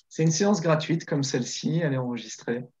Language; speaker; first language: French; native; French